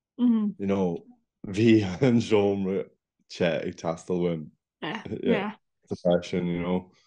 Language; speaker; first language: Irish; non-native, local second language; English